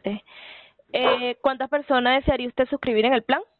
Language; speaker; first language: Spanish; native; Spanish